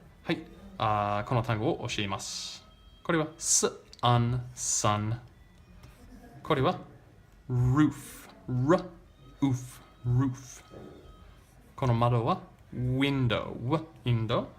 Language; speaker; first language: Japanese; non-native, learner; English